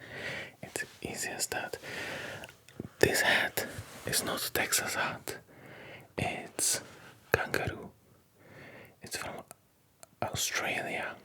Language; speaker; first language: English; non-native, fluent; Polish